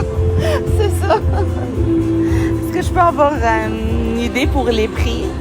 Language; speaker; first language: French; non-native, fluent; Arabic